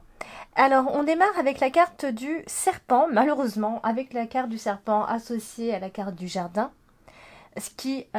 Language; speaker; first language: French; native; French